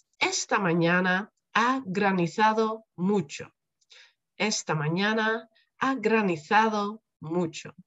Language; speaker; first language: Spanish; non-native, fluent; Dutch